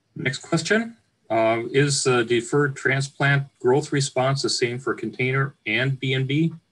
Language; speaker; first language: English; native; English